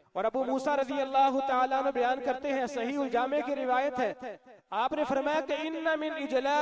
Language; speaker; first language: Urdu; non-native, local second language; Punjabi